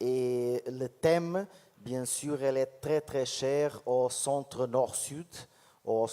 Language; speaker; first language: French; non-native, fluent; Portuguese